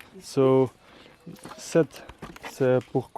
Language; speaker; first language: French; non-native, learner; Dutch